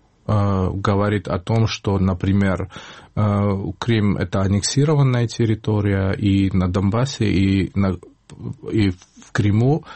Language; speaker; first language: Russian; non-native, fluent; Georgian